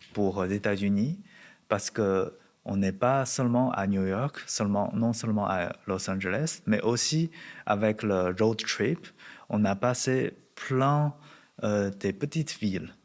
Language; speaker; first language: French; non-native, learner; Chinese